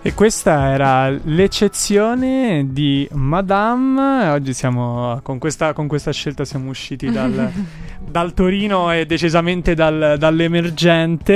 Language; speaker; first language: Italian; native; Italian